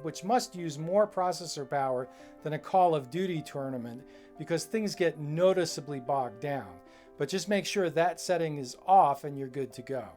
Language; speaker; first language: English; native; English